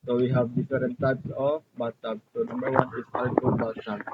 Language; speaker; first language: English; non-native, local second language; Filipino